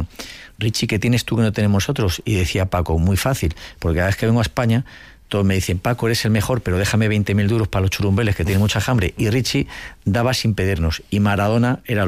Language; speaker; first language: Spanish; native; Spanish